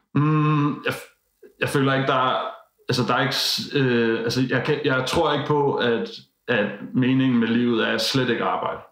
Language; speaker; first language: Danish; native; Danish